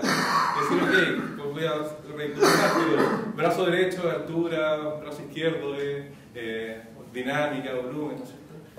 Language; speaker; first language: Spanish; native; Spanish